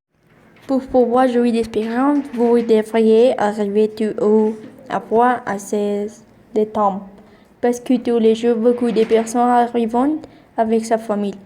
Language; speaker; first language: French; non-native, learner; Spanish